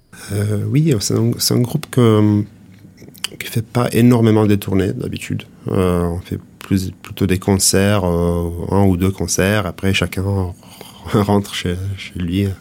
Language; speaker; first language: French; non-native, fluent; Italian